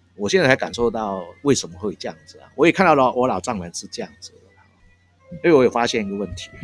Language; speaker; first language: Chinese; native; Chinese